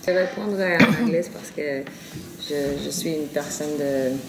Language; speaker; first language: French; non-native, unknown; Spanish